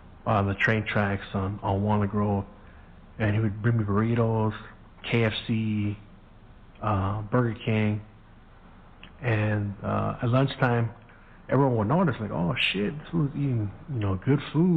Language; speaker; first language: English; early bilingual, other home language; Spanish